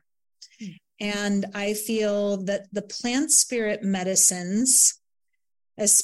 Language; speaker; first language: English; native; English